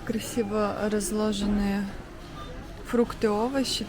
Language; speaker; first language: Russian; native; Russian